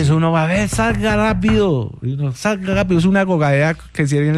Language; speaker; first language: Spanish; native; Spanish